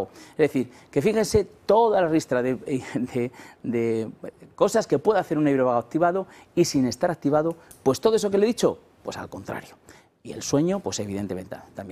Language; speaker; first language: Spanish; native; Spanish